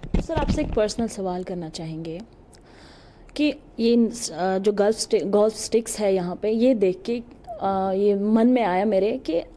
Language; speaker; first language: Hindi; non-native, local second language; Kashmiri